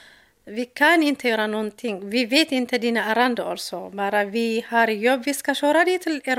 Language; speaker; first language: Swedish; non-native, learner; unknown